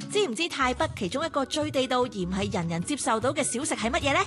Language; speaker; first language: Cantonese; native; Cantonese